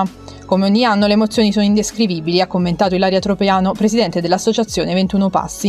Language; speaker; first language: Italian; native; Italian